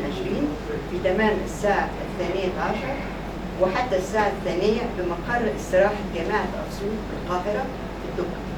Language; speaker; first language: Arabic; native; Arabic